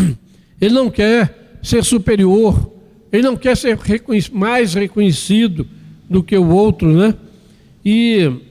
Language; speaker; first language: Portuguese; native; Portuguese